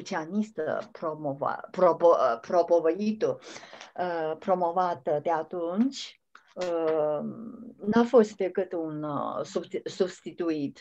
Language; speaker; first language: Romanian; non-native, fluent; Chinese